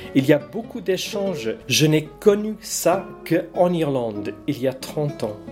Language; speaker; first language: French; non-native, fluent; English